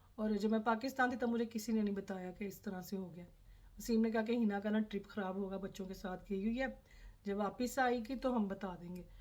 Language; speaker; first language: Urdu; non-native, local second language; Punjabi